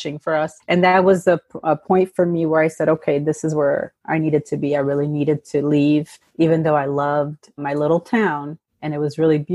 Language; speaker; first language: English; early bilingual, other home language; Spanish